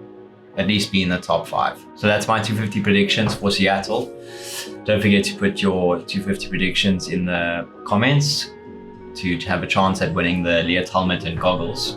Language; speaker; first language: English; native; English